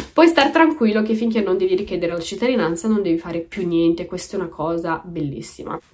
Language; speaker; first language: Italian; early bilingual, other home language; Romanian